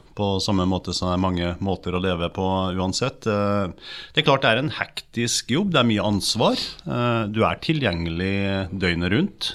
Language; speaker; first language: Norwegian; native; Norwegian